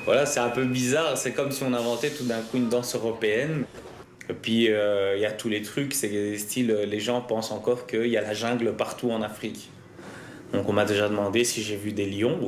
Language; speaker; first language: French; early bilingual, other home language; Lingala